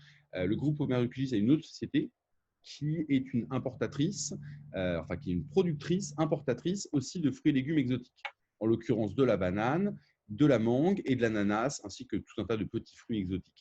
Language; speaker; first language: French; native; French